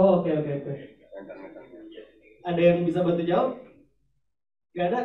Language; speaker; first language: Indonesian; native; Indonesian